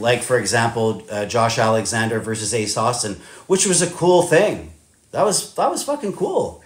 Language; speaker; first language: English; native; English